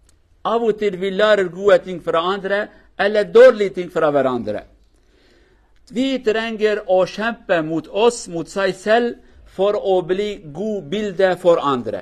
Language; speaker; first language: Norwegian; non-native, learner; Kurdish